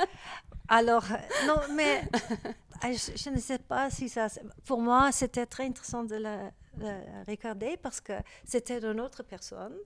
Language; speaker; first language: French; non-native, learner; Dutch